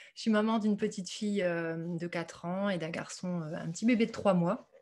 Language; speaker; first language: French; native; French